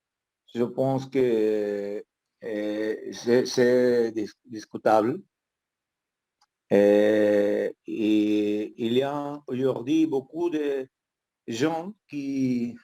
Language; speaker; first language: French; non-native, learner; Spanish